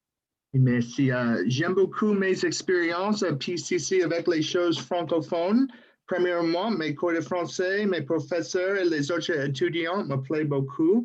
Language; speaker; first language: French; non-native, fluent; English